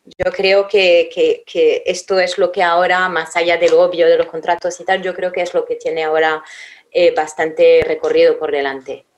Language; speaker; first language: Spanish; non-native, fluent; French